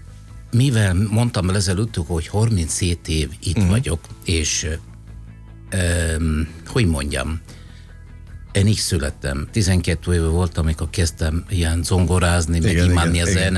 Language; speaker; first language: Hungarian; non-native, fluent; Italian